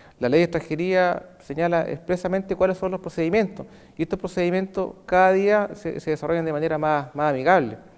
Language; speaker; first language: Spanish; native; Spanish